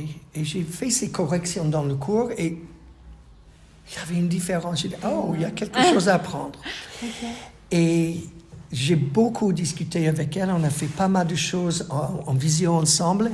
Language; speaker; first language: French; non-native, fluent; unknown